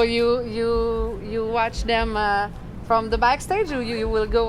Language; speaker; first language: English; non-native, learner; French